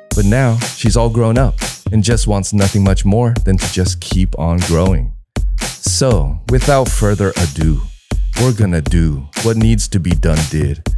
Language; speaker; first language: English; native; English